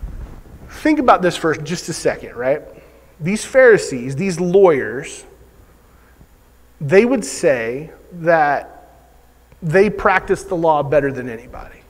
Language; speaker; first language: English; native; English